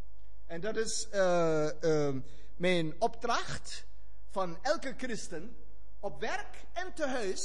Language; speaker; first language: Dutch; non-native, fluent; German